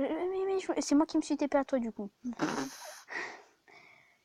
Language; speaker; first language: French; native; French